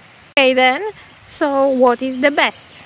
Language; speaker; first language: English; non-native, fluent; Polish